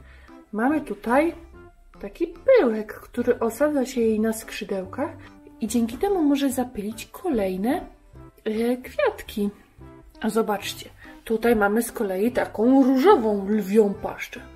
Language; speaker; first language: Polish; native; Polish